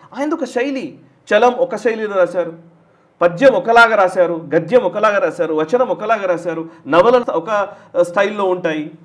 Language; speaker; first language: Telugu; native; Telugu